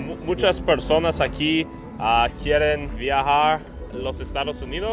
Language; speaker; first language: Spanish; non-native, learner; English